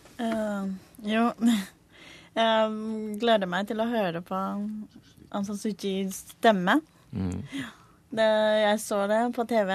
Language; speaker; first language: Norwegian; non-native, learner; Burmese